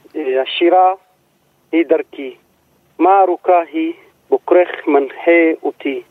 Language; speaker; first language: Hebrew; non-native, local second language; Arabic